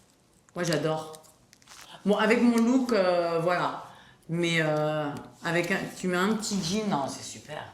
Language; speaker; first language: French; native; French